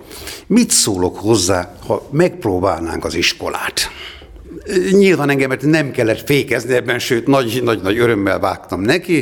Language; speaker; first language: Hungarian; native; Hungarian